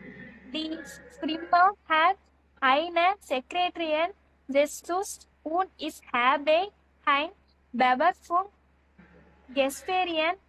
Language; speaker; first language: German; non-native, learner; Tamil